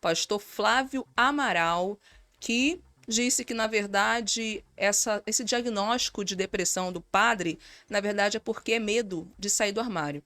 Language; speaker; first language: Portuguese; native; Portuguese